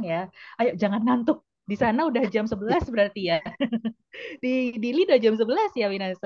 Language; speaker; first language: Indonesian; native; Indonesian